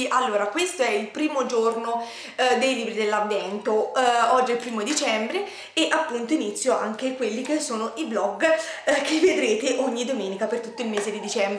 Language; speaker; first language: Italian; native; Italian